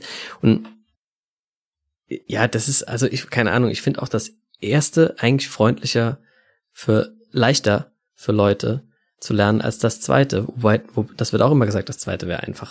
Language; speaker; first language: German; native; German